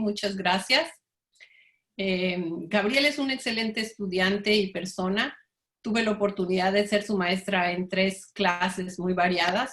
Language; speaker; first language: Spanish; native; Spanish